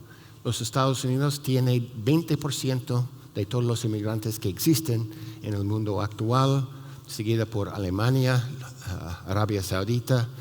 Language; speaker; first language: Spanish; non-native, fluent; English